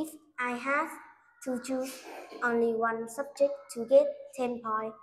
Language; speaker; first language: English; non-native, learner; Vietnamese